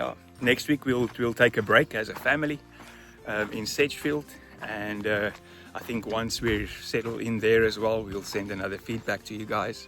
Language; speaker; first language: English; non-native, local second language; Afrikaans